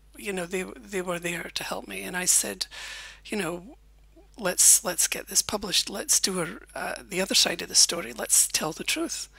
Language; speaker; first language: English; native; English